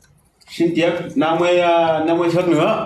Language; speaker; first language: Vietnamese; non-native, fluent; Portuguese